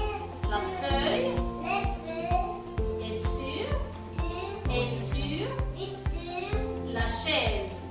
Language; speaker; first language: French; non-native, local second language; Arabic